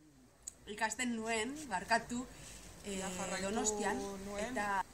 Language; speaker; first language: Basque; non-native, learner; Spanish